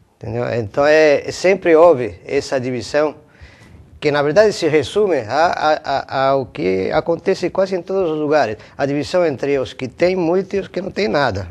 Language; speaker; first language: Portuguese; non-native, fluent; Spanish